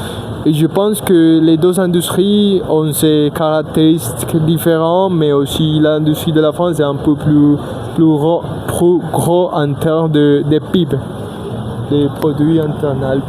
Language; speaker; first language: French; non-native, learner; Spanish